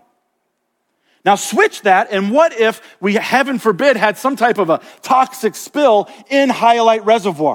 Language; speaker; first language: English; native; English